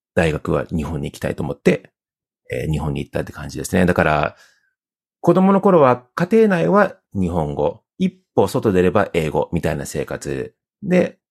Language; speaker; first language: Japanese; early bilingual, heritage; Japanese